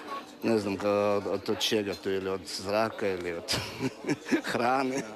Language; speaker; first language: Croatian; non-native, fluent; Russian